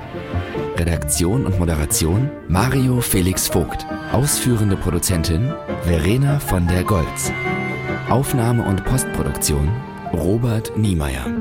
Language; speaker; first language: German; native; German